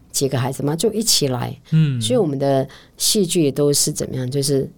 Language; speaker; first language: Chinese; native; Chinese